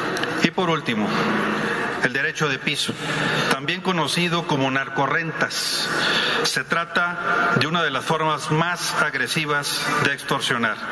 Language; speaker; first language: Spanish; native; Spanish